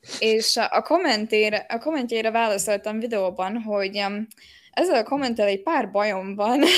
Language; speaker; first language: Hungarian; early bilingual, heritage; Hungarian